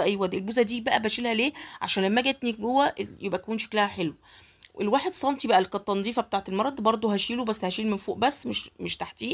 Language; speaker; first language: Arabic; native; Arabic